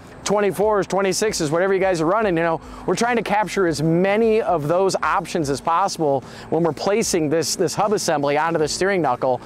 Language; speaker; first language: English; native; English